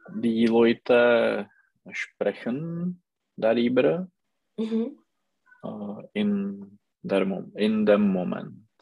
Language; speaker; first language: German; non-native, learner; Czech